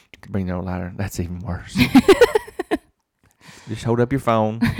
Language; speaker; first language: English; native; English